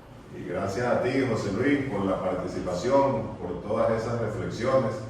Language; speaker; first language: Spanish; native; Spanish